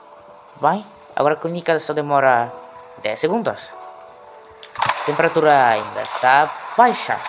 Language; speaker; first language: Portuguese; non-native, learner; Spanish